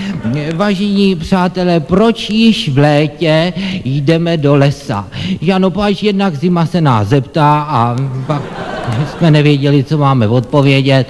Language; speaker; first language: Czech; native; Czech